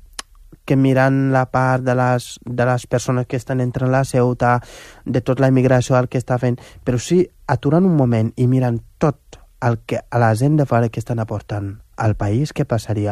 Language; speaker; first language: Catalan; non-native, fluent; Wolof